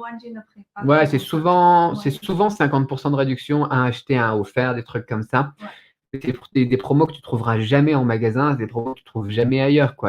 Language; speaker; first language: French; native; French